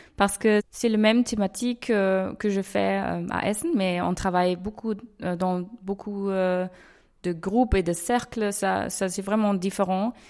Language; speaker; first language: French; non-native, fluent; German